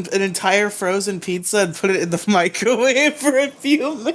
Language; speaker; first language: English; native; English